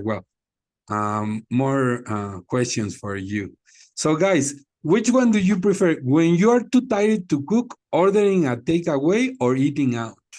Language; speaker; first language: English; non-native, fluent; Spanish